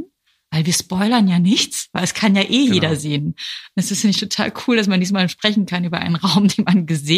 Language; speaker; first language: German; native; German